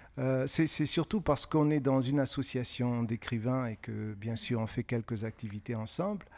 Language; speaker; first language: French; non-native, local second language; Kinyarwanda